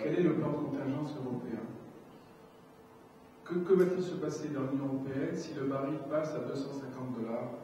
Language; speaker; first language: French; native; French